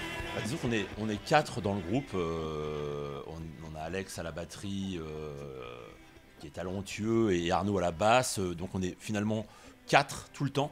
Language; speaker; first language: French; native; French